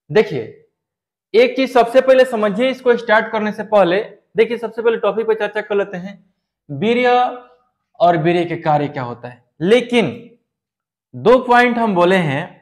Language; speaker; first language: Hindi; native; Hindi